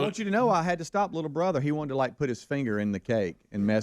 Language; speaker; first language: English; native; English